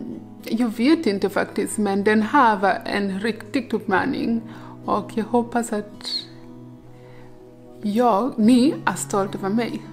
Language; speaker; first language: Swedish; non-native, learner; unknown